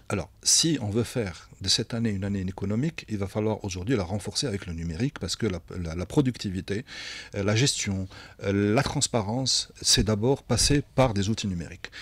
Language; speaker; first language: French; non-native, local second language; Arabic